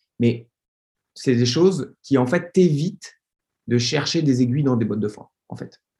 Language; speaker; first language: French; native; French